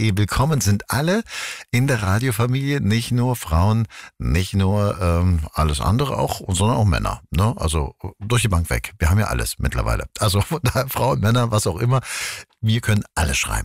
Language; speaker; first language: German; native; German